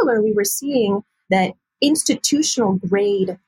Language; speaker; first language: English; native; English